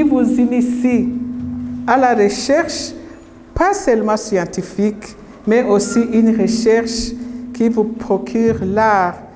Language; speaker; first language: French; non-native, local second language; Rundi